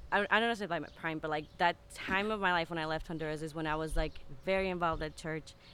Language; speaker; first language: English; non-native, fluent; Spanish